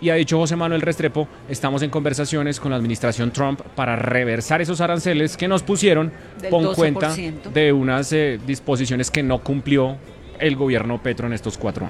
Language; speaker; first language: Spanish; native; Spanish